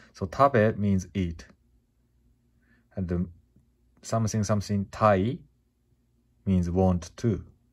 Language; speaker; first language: English; non-native, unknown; Japanese